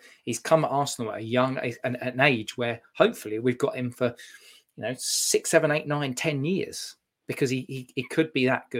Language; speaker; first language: English; native; English